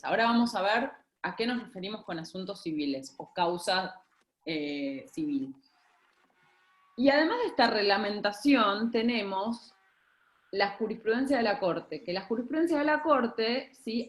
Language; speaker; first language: Spanish; native; Spanish